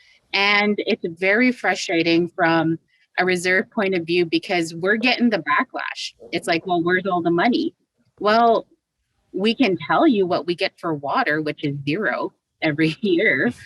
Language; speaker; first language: English; native; English